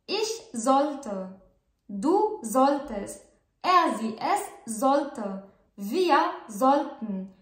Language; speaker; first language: German; non-native, fluent; Arabic